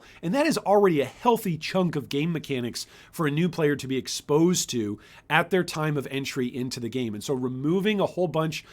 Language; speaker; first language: English; native; English